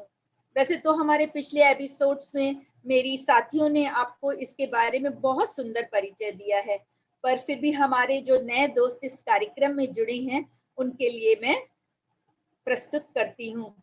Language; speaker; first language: Hindi; native; Hindi